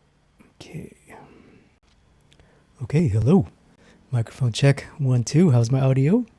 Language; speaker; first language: English; native; English